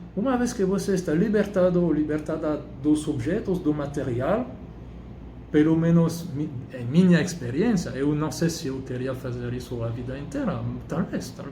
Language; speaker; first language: Portuguese; non-native, fluent; French